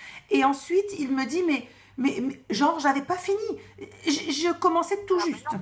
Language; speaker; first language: French; native; French